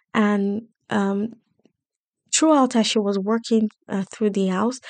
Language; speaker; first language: English; non-native, local second language; Yoruba